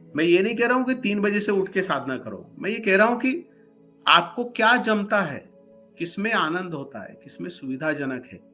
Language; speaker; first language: Hindi; non-native, local second language; Marathi